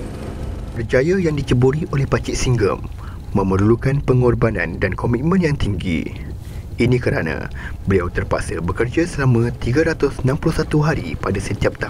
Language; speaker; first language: Malay; native; Malay